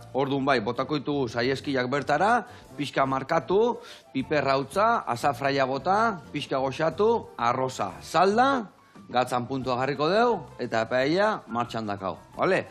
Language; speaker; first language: Basque; native; Basque